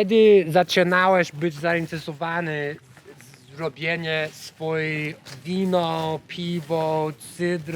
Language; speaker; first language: Polish; non-native, learner; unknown